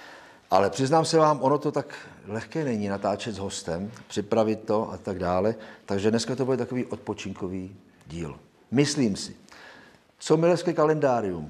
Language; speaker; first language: Czech; native; Czech